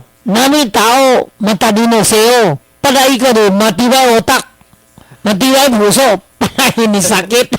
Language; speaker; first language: Filipino; non-native, learner; Chinese